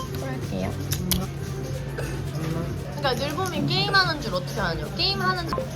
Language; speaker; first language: Korean; native; Korean